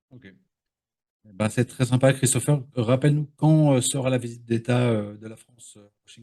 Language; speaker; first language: French; native; French